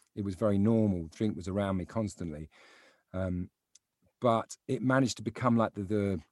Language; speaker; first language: English; native; English